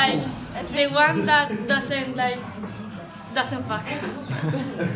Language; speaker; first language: English; non-native, fluent; Spanish